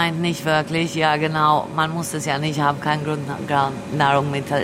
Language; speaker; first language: German; early bilingual, other home language; Albanian